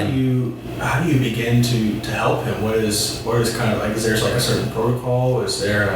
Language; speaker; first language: English; native; English